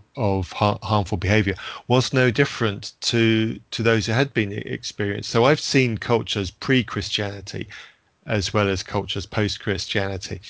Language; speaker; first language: English; native; English